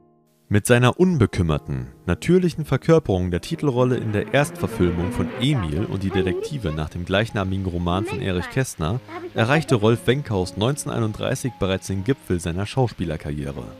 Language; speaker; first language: German; native; German